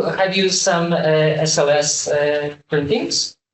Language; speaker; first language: English; non-native, learner; Polish